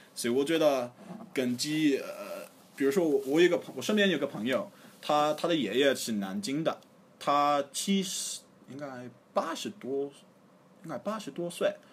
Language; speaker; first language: Chinese; non-native, fluent; English